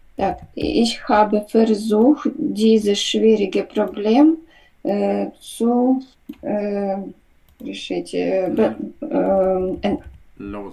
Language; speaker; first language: German; non-native, learner; Ukrainian